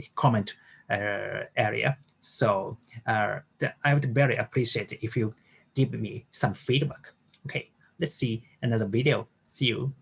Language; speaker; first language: English; non-native, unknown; Japanese